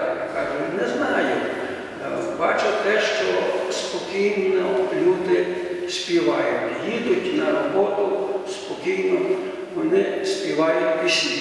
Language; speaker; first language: Ukrainian; native; Ukrainian